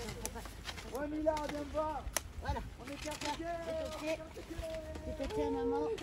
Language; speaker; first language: French; native; French